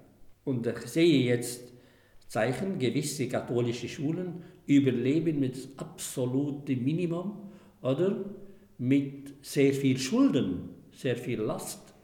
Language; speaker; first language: German; non-native, fluent; Arabic